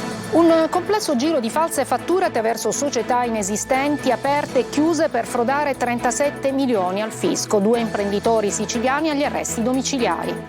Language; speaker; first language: Italian; native; Italian